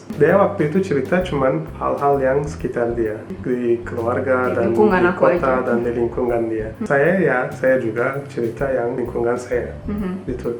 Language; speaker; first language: Indonesian; non-native, fluent; Turkish